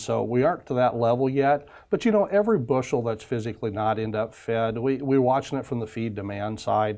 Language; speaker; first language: English; native; English